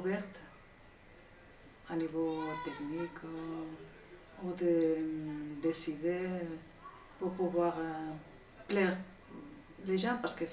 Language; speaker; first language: French; non-native, fluent; Spanish